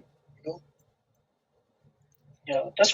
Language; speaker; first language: English; non-native, learner; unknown